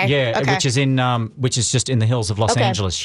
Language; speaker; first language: English; native; English